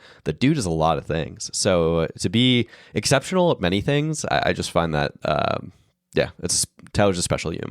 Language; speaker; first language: English; native; English